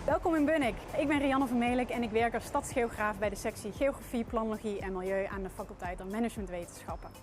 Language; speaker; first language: Dutch; native; Dutch